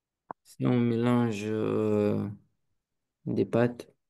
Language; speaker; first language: French; non-native, learner; Romanian